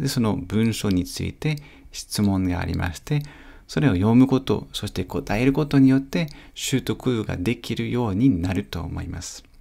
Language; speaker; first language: Japanese; non-native, fluent; French